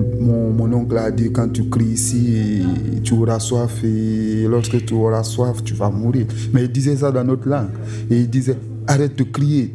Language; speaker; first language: French; non-native, local second language; Susu